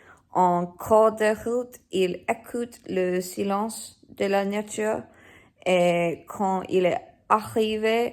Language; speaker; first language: French; non-native, learner; English